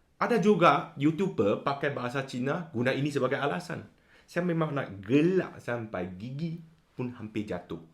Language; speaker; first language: Malay; non-native, local second language; Chinese